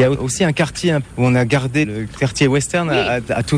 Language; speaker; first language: French; native; French